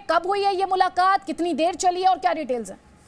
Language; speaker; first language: Hindi; native; Hindi